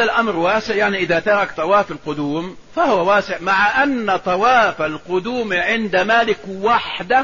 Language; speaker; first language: Arabic; native; Arabic